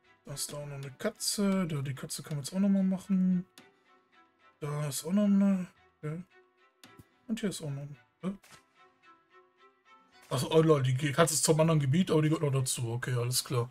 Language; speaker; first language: German; native; German